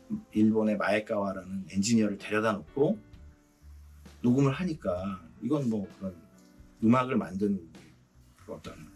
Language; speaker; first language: Korean; native; Korean